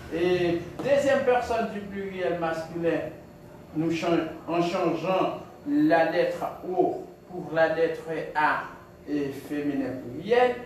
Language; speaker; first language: French; non-native, local second language; Haitian Creole